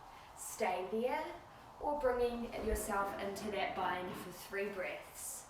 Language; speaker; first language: English; native; English